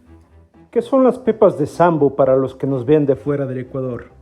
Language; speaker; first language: Spanish; native; Spanish